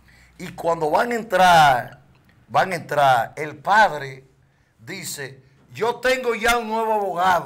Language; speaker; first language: Spanish; native; Spanish